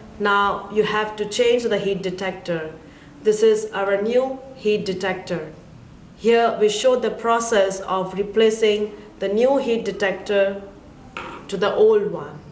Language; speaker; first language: English; non-native, learner; Chinese